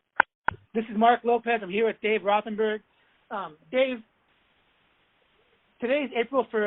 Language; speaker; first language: English; native; English